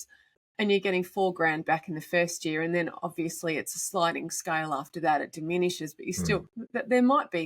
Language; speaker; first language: English; native; English